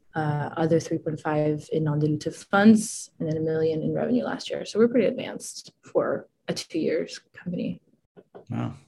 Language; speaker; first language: English; non-native, fluent; Italian